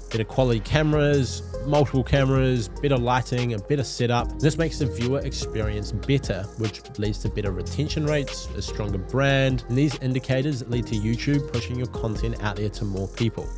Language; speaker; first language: English; native; English